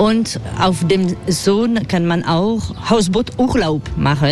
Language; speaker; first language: German; non-native, fluent; French